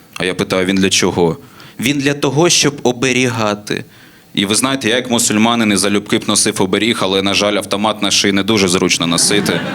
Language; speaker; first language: Ukrainian; non-native, local second language; Russian